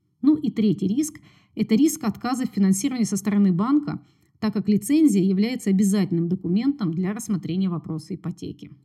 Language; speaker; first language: Russian; native; Russian